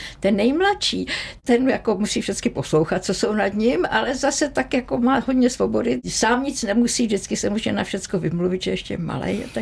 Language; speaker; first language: Czech; native; Czech